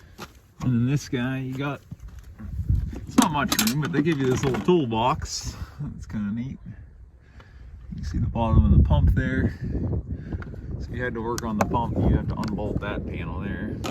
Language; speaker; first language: English; native; English